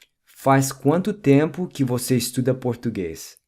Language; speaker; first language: Portuguese; non-native, fluent; English